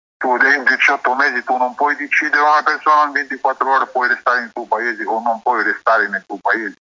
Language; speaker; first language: Italian; non-native, learner; Arabic